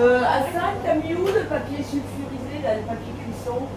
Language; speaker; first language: French; native; French